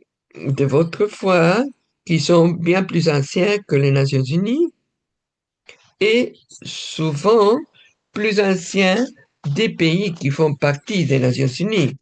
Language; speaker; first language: French; non-native, fluent; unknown